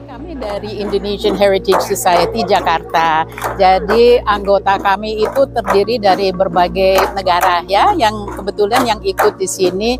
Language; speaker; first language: Indonesian; non-native, fluent; English